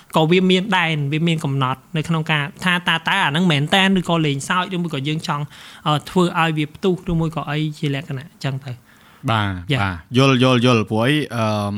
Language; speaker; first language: Khmer; native; Khmer